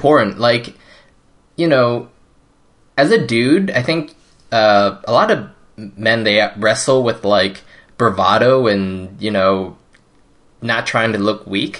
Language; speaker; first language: English; early bilingual, other home language; Cantonese